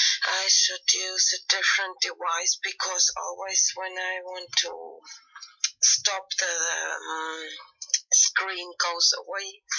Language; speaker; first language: English; non-native, fluent; German